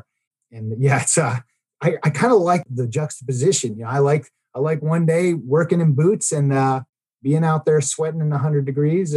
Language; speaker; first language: English; native; English